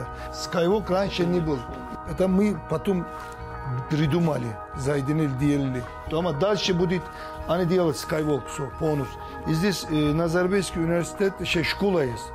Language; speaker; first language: Russian; non-native, learner; Turkish